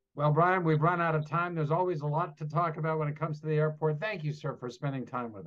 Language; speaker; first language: English; native; English